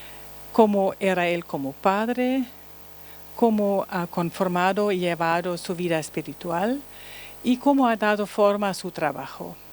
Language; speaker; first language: Spanish; non-native, learner; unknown